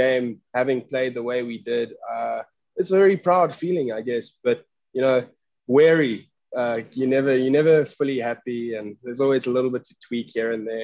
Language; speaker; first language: English; non-native, local second language; Afrikaans